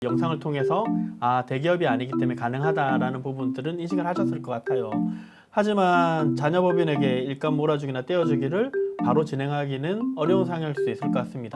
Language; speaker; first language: Korean; native; Korean